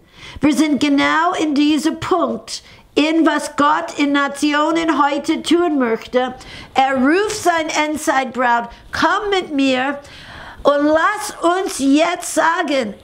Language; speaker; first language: German; non-native, fluent; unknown